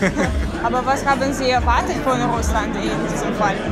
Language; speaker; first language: German; non-native, learner; Russian